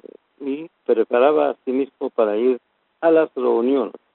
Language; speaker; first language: Spanish; non-native, learner; Persian